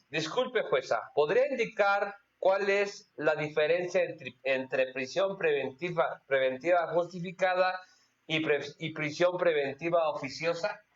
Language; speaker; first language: Spanish; native; Spanish